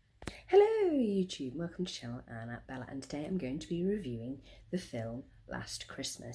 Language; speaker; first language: English; native; English